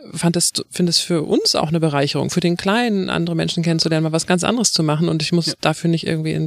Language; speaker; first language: German; native; German